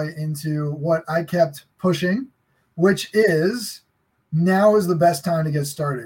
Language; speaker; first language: English; native; English